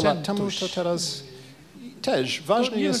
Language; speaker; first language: Polish; non-native, fluent; Japanese